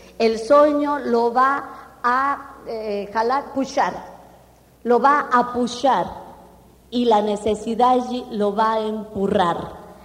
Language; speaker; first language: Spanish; non-native, fluent; Portuguese